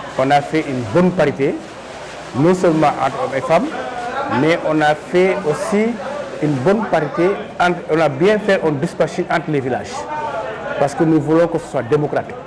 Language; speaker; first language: French; non-native, local second language; Wolof